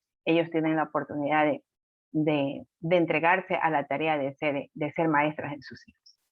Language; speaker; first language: Spanish; native; Spanish